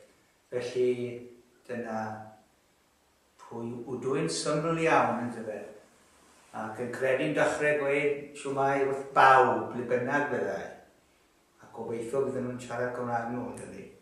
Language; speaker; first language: Welsh; native; Welsh